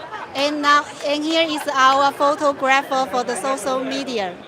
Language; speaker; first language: English; non-native, local second language; Chinese